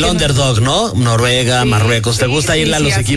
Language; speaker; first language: Spanish; native; Spanish